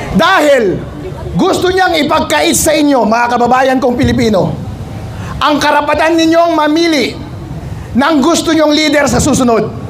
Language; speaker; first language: Filipino; non-native, local second language; Iloko